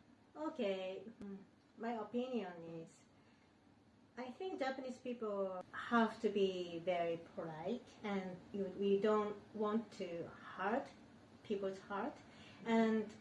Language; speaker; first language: English; non-native, learner; Japanese